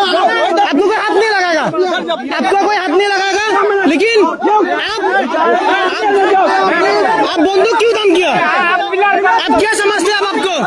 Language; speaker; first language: Hindi; non-native, local second language; Bangla